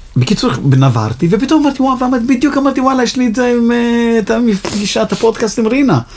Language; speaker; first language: Hebrew; native; Hebrew